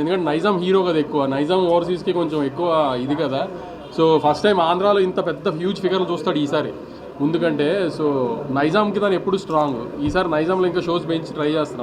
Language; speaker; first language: Telugu; native; Telugu